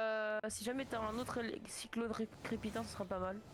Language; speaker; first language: French; native; French